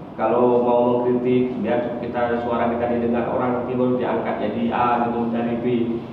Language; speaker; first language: Indonesian; non-native, local second language; Achinese